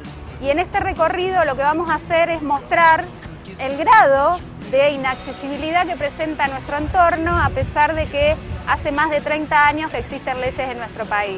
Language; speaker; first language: Spanish; native; Spanish